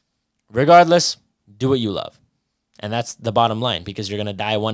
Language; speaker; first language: English; native; English